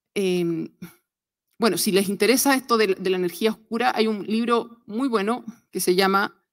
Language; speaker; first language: Spanish; native; Spanish